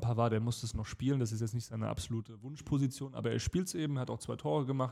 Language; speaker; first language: German; native; German